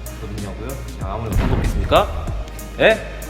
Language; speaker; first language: Korean; native; Korean